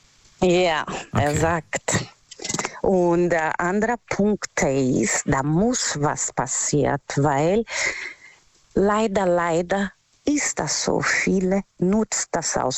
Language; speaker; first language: German; non-native, learner; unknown